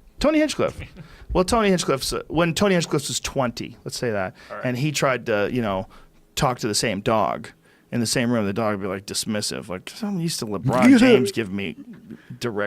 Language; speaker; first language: English; native; English